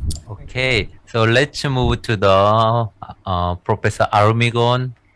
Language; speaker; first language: English; non-native, fluent; Korean